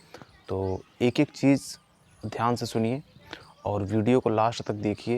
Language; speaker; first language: Hindi; native; Hindi